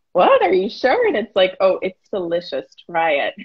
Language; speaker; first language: English; native; English